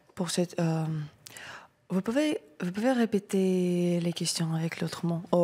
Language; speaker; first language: French; non-native, learner; Russian